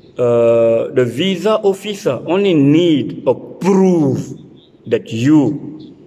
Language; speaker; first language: English; non-native, fluent; French